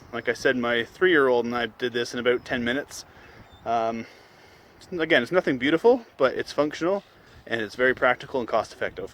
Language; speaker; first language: English; native; English